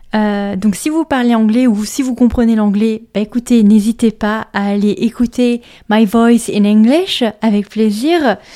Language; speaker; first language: French; native; French